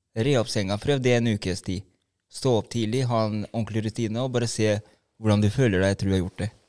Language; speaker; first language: Norwegian; early bilingual, other home language; Albanian